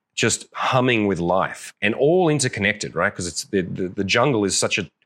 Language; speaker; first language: English; native; English